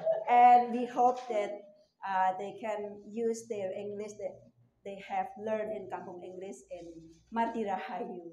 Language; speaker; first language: English; non-native, learner; Indonesian